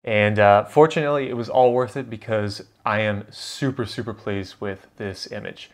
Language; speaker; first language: English; native; English